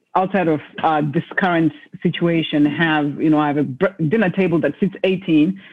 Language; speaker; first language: English; non-native, local second language; Shona